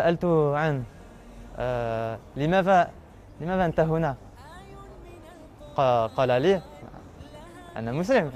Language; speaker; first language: Arabic; non-native, learner; French